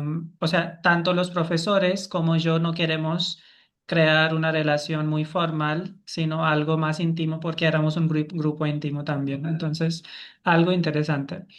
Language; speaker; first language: Spanish; non-native, fluent; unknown